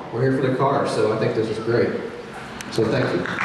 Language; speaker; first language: English; native; English